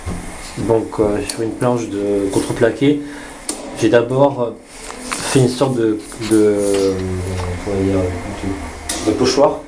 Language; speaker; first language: French; native; French